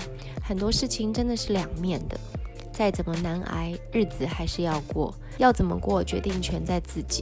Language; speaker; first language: Chinese; native; Chinese